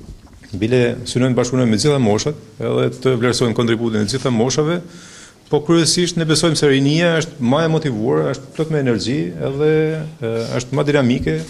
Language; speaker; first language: Albanian; native; Albanian